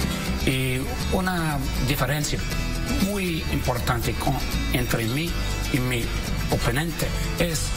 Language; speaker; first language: Spanish; non-native, learner; English